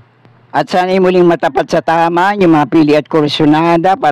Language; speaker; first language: Filipino; native; Filipino